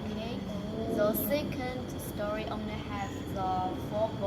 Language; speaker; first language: English; non-native, learner; Chinese